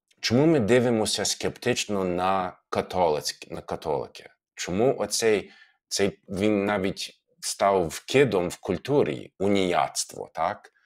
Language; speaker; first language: Ukrainian; non-native, fluent; English